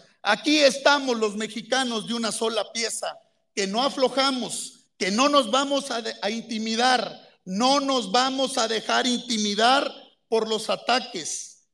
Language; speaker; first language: Spanish; native; Spanish